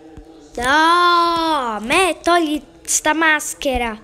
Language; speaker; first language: Italian; native; Italian